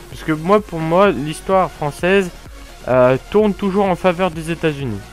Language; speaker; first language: French; native; French